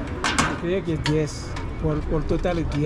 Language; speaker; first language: Spanish; non-native, learner; Haitian Creole